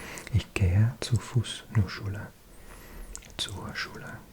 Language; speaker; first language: German; non-native, learner; English